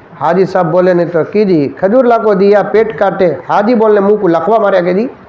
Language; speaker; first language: Urdu; native; Urdu